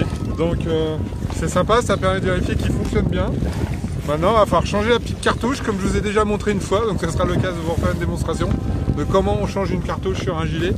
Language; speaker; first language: French; native; French